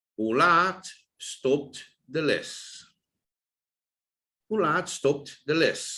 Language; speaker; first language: Dutch; non-native, fluent; Thai